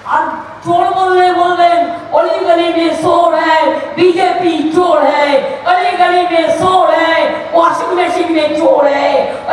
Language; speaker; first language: Hindi; non-native, local second language; Bangla